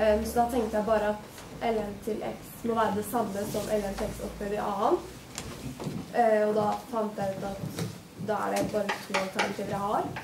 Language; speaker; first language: Norwegian; native; Norwegian